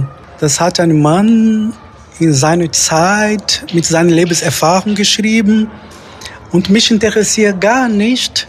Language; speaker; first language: German; non-native, fluent; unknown